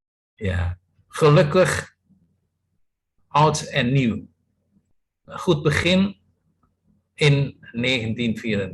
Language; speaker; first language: Dutch; non-native, learner; Indonesian